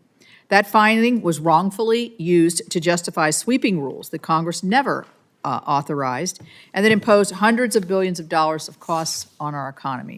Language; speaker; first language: English; native; English